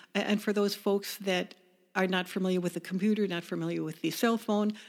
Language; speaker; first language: English; native; English